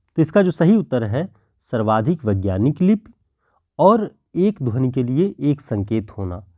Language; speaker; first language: Hindi; native; Hindi